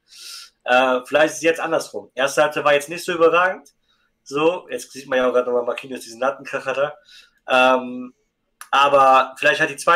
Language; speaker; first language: German; native; German